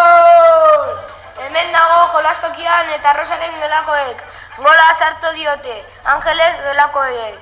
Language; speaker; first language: Basque; non-native, local second language; Spanish